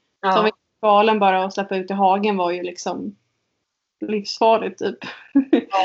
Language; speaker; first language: Swedish; native; Swedish